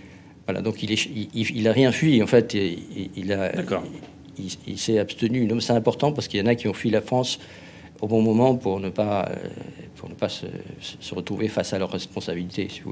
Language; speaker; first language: French; non-native, fluent; Spanish